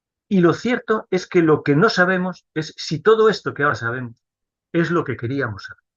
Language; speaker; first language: Spanish; native; Spanish